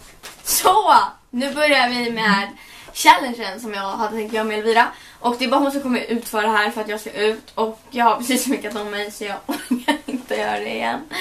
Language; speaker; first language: Swedish; native; Swedish